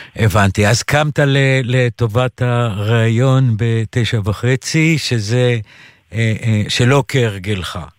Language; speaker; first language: Hebrew; native; Hebrew